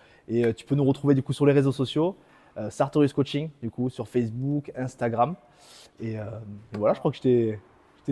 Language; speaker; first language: French; native; French